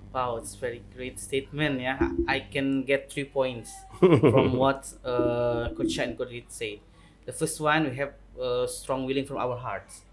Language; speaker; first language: English; non-native, local second language; Indonesian